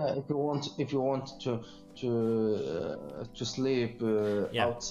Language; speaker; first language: English; non-native, learner; Arabic